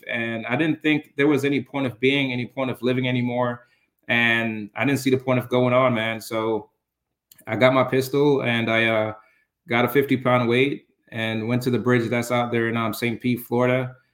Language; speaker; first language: English; early bilingual, other home language; Jamaican Creole English